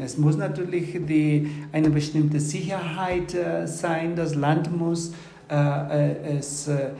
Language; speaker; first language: German; non-native, fluent; Spanish